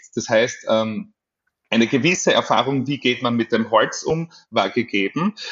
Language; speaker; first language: German; native; German